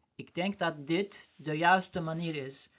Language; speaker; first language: Dutch; non-native, learner; Turkish